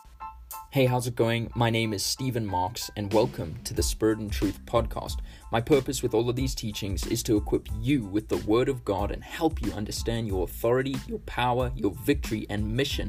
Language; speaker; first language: English; native; English